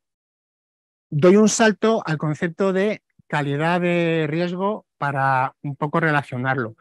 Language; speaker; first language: Spanish; native; Spanish